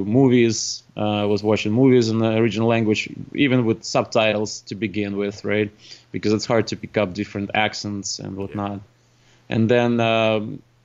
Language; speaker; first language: English; non-native, fluent; Russian